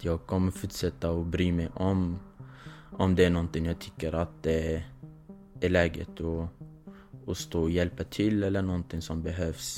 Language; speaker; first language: Swedish; non-native, fluent; Kurdish